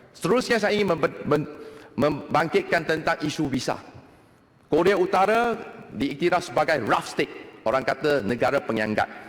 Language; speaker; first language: Malay; non-native, local second language; Chinese